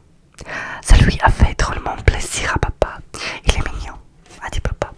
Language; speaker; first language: French; non-native, learner; Russian